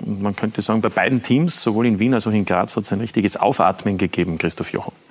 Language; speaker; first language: German; native; German